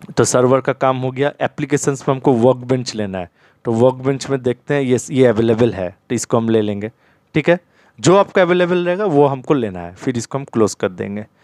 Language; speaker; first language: Hindi; non-native, local second language; Bangla